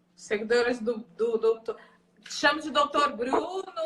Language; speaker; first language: Portuguese; native; Portuguese